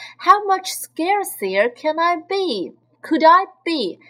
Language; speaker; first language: English; non-native, fluent; Chinese